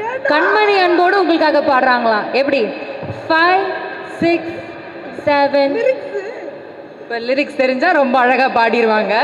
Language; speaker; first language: Tamil; native; Tamil